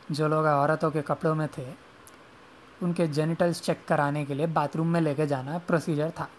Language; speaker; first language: Urdu; native; Urdu